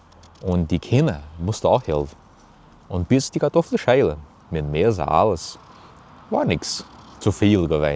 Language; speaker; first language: German; early bilingual, heritage; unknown